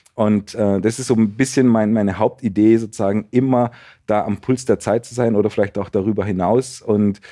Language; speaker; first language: German; native; German